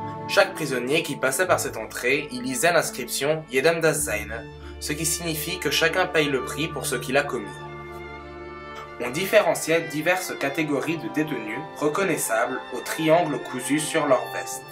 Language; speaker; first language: French; native; French